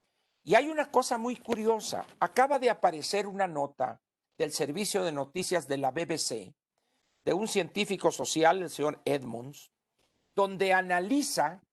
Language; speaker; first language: Spanish; native; Spanish